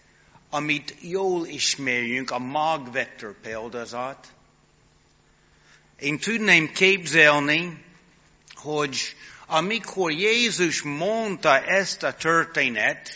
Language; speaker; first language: Hungarian; non-native, fluent; English